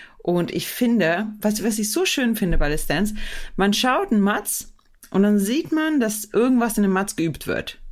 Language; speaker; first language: German; non-native, fluent; Swedish